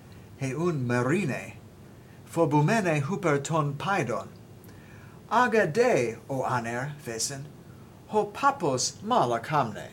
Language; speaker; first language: Greek; non-native, learner; English